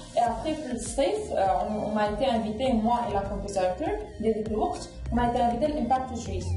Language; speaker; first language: French; non-native, local second language; Arabic